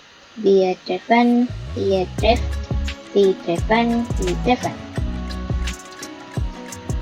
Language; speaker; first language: German; non-native, fluent; Sinhala